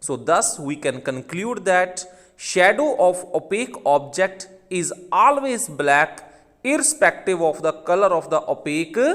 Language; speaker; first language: English; non-native, local second language; Punjabi